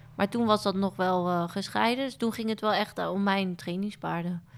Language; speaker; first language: Dutch; native; Dutch